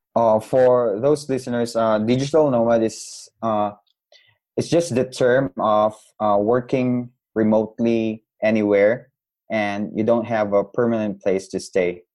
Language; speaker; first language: English; non-native, local second language; Cebuano